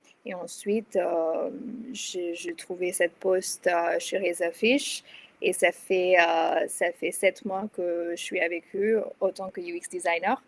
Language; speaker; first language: French; non-native, fluent; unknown